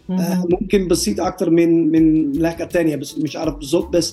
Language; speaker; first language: Arabic; non-native, learner; Dutch